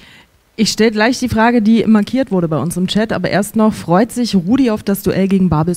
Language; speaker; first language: German; native; German